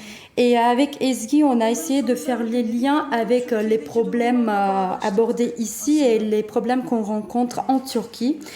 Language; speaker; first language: French; non-native, fluent; Turkish